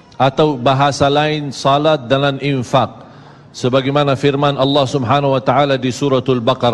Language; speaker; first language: Malay; native; Malay